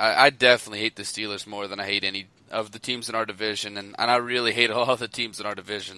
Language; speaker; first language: English; native; English